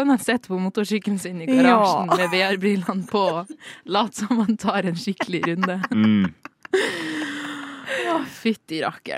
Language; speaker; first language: Norwegian; native; Norwegian